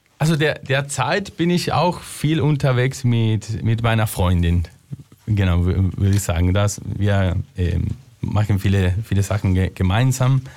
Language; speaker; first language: German; non-native, fluent; Spanish